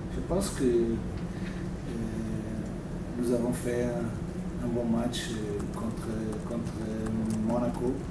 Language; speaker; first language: French; non-native, learner; Portuguese